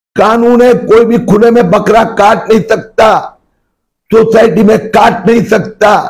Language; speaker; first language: Hindi; non-native, local second language; Marathi